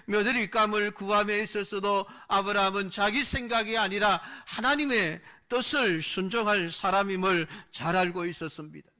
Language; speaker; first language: Korean; native; Korean